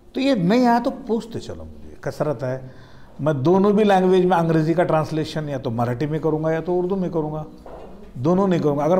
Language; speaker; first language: Hindi; non-native, local second language; Marathi